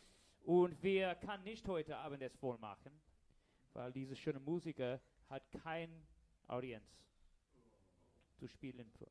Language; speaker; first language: German; non-native, learner; English